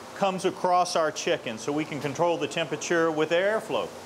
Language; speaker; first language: English; native; English